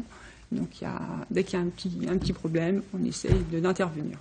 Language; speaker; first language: French; native; French